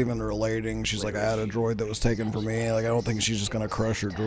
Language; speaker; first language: English; native; English